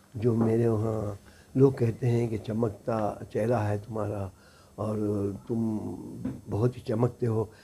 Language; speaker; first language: Hindi; native; Hindi